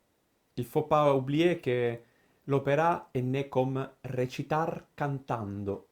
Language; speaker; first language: French; non-native, fluent; Italian